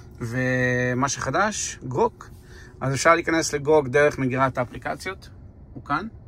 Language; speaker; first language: Hebrew; native; Hebrew